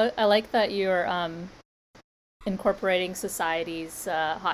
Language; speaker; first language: English; native; English